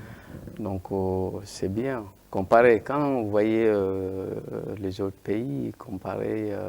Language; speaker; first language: French; non-native, learner; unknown